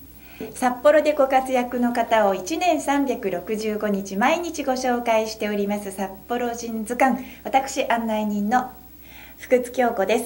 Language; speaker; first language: Japanese; native; Japanese